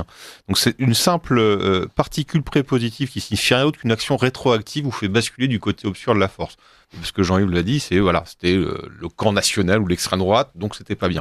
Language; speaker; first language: French; native; French